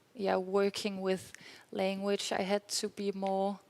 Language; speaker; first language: English; non-native, fluent; Danish